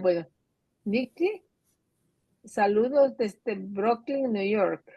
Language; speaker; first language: Spanish; native; Spanish